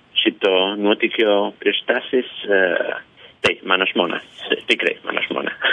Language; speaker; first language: Lithuanian; non-native, learner; Spanish